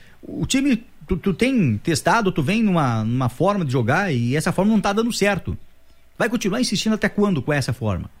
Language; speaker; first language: Portuguese; native; Portuguese